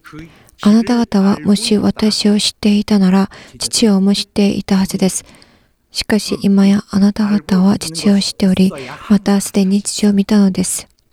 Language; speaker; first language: Japanese; non-native, learner; Korean